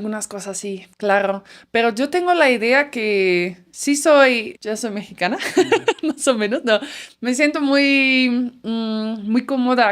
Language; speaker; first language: Spanish; non-native, fluent; Dutch